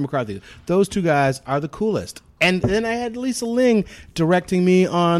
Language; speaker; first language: English; non-native, local second language; Shona